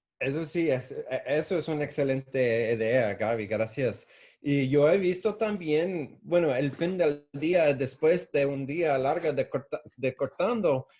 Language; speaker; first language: Spanish; non-native, fluent; English